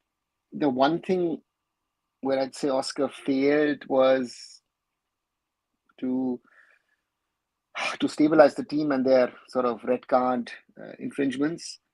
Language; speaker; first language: English; non-native, local second language; Bangla